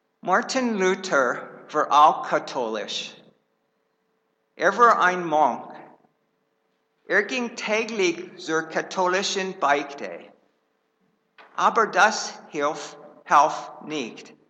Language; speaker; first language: German; non-native, fluent; English